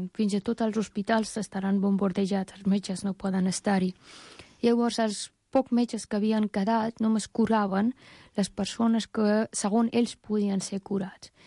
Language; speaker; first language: Catalan; non-native, fluent; Persian